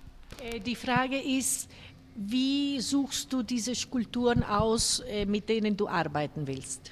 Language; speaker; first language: German; non-native, fluent; Spanish